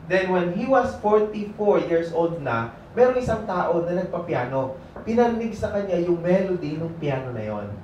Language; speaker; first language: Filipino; native; Filipino